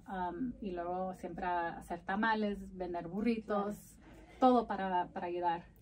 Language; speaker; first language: English; early bilingual, other home language; Spanish